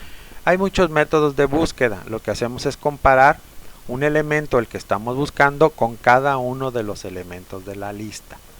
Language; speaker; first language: Spanish; native; Spanish